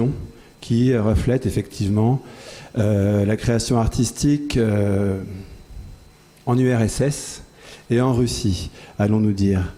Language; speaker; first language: French; native; French